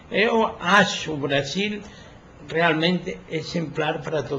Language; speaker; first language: Portuguese; non-native, fluent; Spanish